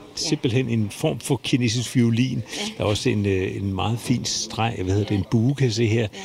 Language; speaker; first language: Danish; native; Danish